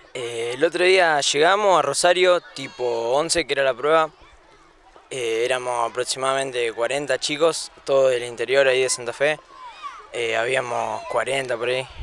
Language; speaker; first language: Spanish; native; Spanish